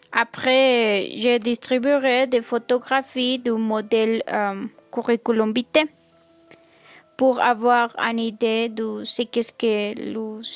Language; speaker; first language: French; non-native, learner; Spanish